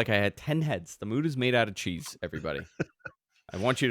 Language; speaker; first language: English; native; English